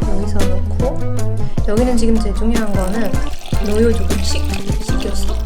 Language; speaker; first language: Korean; non-native, fluent; German